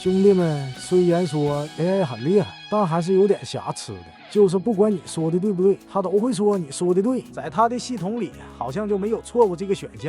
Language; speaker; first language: Chinese; native; Chinese